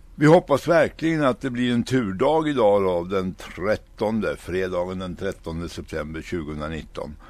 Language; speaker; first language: Swedish; native; Swedish